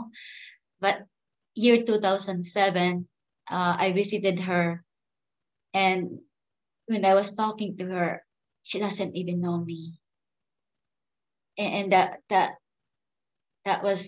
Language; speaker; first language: English; non-native, local second language; Filipino